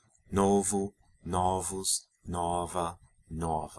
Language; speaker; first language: Portuguese; non-native, fluent; English